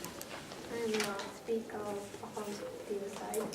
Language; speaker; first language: English; non-native, learner; Japanese